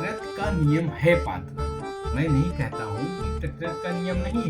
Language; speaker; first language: Hindi; native; Hindi